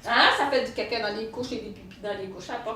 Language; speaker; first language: French; native; French